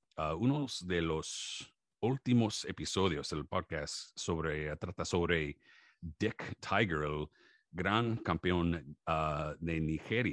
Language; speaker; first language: Spanish; non-native, learner; English